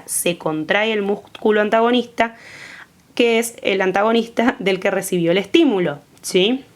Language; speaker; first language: Spanish; native; Spanish